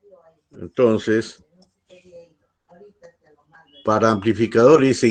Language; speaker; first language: Spanish; native; Spanish